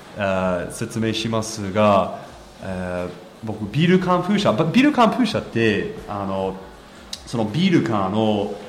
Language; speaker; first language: Japanese; non-native, fluent; English